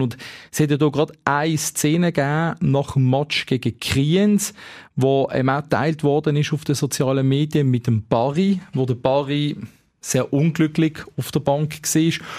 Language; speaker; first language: German; native; German